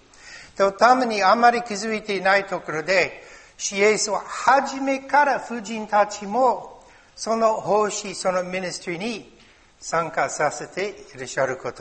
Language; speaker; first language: Japanese; non-native, learner; English